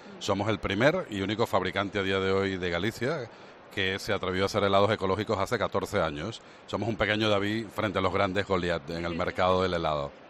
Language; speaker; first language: Spanish; native; Spanish